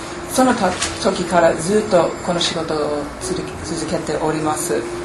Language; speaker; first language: Japanese; non-native, fluent; English